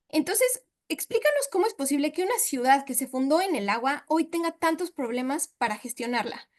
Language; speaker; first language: Spanish; native; Spanish